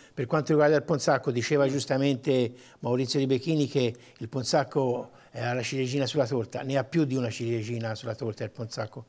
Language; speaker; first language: Italian; native; Italian